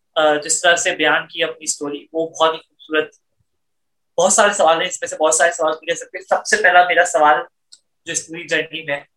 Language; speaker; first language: Urdu; native; Urdu